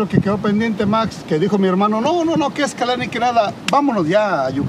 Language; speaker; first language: Spanish; native; Spanish